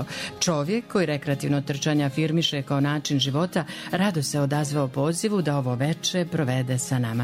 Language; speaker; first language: Serbian; native; Serbian